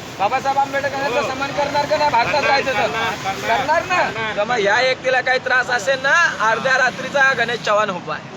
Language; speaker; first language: Marathi; non-native, local second language; Hindi